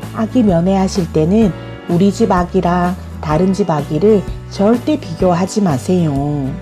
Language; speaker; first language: Korean; native; Korean